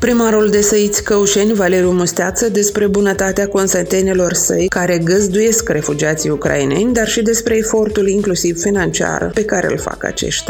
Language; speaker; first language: Romanian; native; Romanian